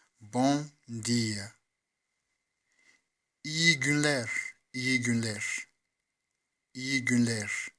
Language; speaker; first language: Turkish; non-native, fluent; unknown